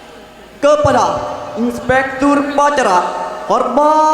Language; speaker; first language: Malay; non-native, local second language; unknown